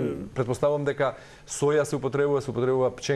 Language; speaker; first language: Macedonian; native; Macedonian